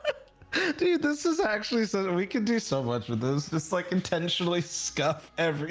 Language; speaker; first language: English; native; English